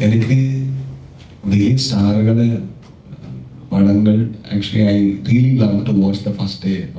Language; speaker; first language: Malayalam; non-native, learner; Kannada